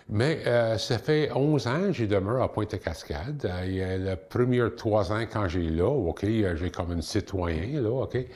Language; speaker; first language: French; non-native, local second language; English